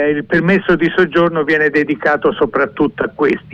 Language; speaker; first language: Italian; native; Italian